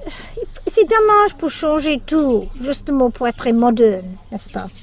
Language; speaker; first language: French; non-native, fluent; English